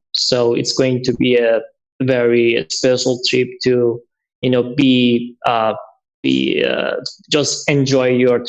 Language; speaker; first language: English; non-native, learner; Persian